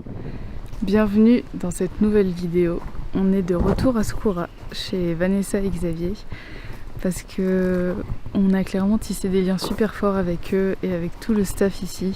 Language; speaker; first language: French; native; French